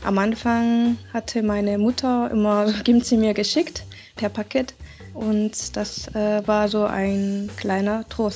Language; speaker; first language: German; non-native, learner; Korean